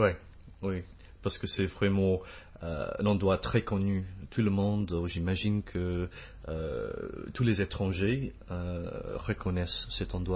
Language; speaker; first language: French; non-native, fluent; English